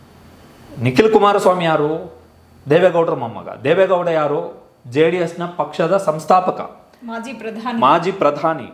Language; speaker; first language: Kannada; native; Kannada